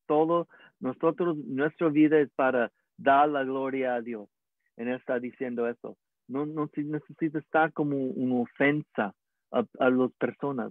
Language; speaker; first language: Spanish; early bilingual, heritage; English